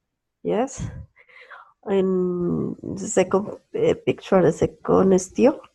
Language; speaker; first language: English; non-native, learner; Spanish